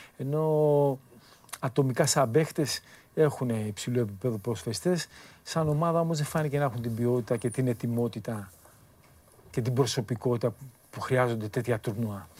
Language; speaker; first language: Greek; native; Greek